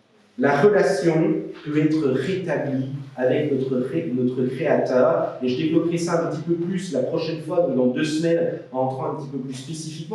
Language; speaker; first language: French; native; French